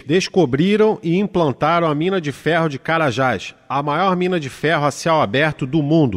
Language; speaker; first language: Portuguese; native; Portuguese